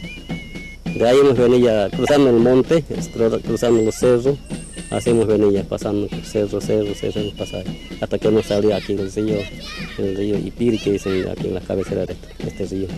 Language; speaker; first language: Spanish; native; Spanish